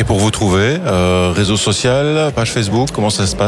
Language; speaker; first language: French; native; French